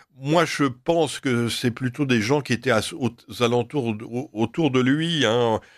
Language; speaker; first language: French; native; French